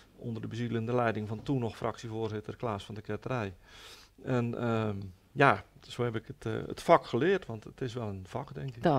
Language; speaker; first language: Dutch; native; Dutch